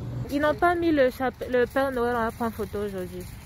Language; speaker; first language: French; early bilingual, heritage; French